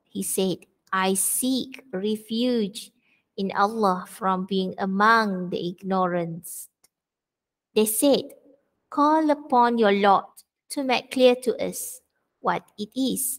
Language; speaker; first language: English; non-native, local second language; Malay